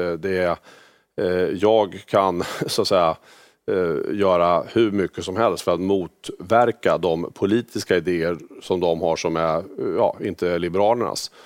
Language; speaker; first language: Swedish; native; Swedish